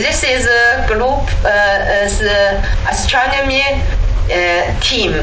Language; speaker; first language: English; non-native, learner; Chinese